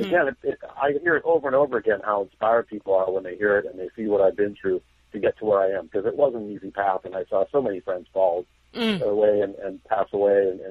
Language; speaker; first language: English; native; English